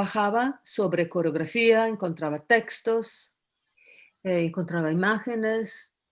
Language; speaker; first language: Spanish; non-native, fluent; Italian